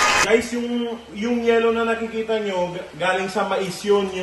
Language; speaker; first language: Filipino; early bilingual, other home language; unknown